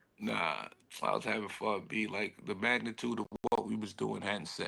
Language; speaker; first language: English; native; English